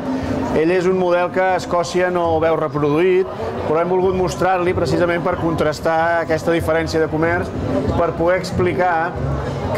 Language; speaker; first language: Catalan; native; Catalan